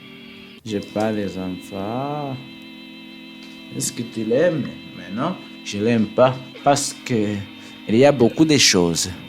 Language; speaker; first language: French; non-native, learner; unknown